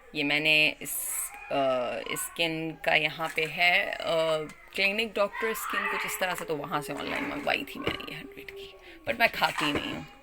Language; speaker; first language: Urdu; native; Urdu